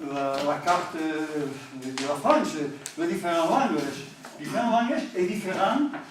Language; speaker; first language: French; non-native, learner; Catalan